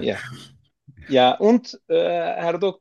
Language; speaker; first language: German; non-native, learner; Turkish